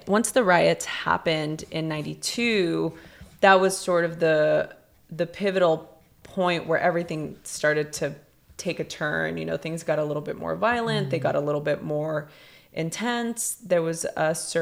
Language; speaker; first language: English; native; English